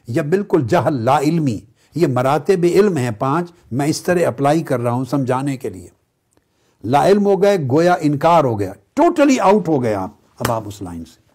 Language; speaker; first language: Urdu; native; Urdu